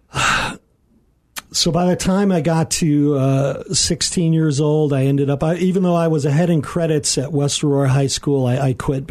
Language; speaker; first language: English; native; English